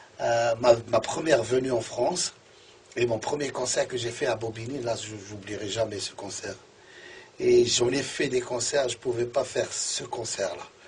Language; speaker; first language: French; non-native, local second language; Arabic